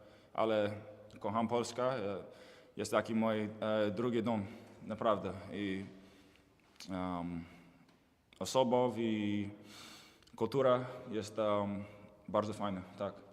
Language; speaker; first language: Polish; non-native, learner; English